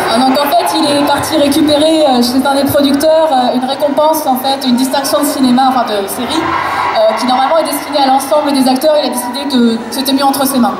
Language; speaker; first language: French; native; French